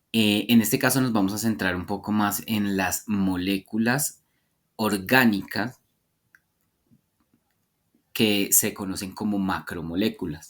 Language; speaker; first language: Spanish; native; Spanish